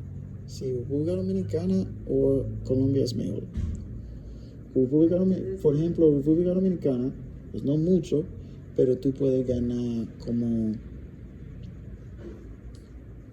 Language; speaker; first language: Spanish; non-native, learner; English